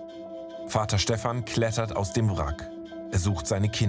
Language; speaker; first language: German; native; German